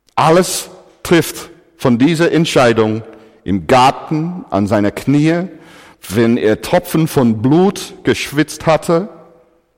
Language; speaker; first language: German; non-native, fluent; English